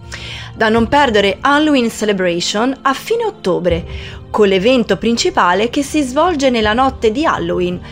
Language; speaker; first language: Italian; native; Italian